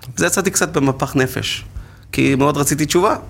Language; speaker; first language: Hebrew; native; Hebrew